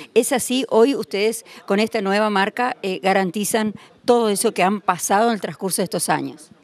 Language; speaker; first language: Spanish; native; Spanish